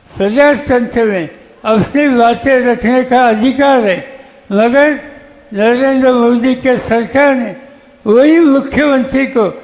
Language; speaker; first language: Hindi; non-native, local second language; Marathi